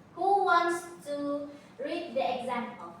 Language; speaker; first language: English; non-native, learner; Indonesian